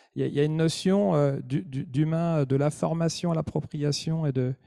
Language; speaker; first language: French; native; French